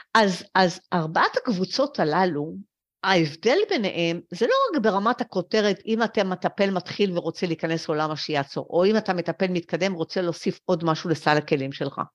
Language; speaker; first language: Hebrew; early bilingual, other home language; French